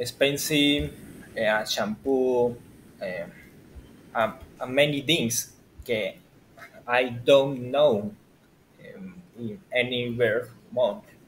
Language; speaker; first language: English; non-native, learner; Spanish